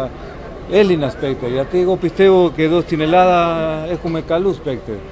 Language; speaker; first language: Greek; non-native, learner; Spanish